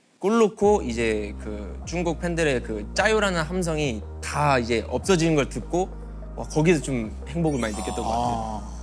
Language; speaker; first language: Korean; native; Korean